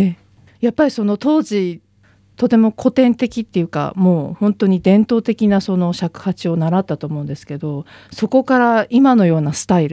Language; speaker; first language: Japanese; native; Japanese